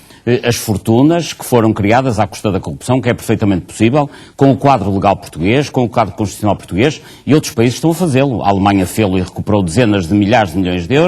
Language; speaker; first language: Portuguese; native; Portuguese